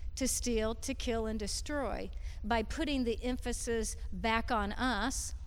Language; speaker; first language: English; native; English